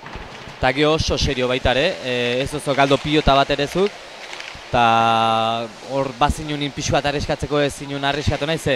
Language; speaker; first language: Basque; native; Basque